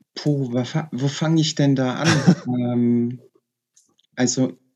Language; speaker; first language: German; native; German